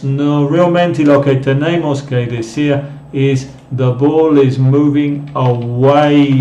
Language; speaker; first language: Spanish; non-native, fluent; English